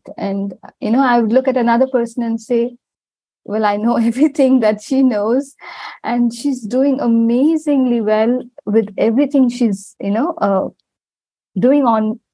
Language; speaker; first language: English; non-native, local second language; Tamil